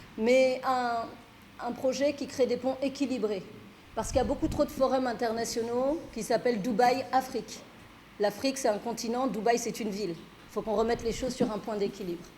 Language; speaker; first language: French; early bilingual, other home language; Fula